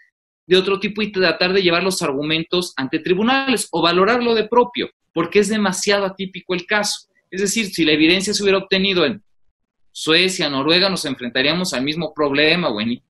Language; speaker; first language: Spanish; native; Spanish